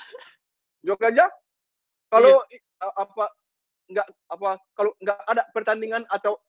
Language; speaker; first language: Indonesian; non-native, learner; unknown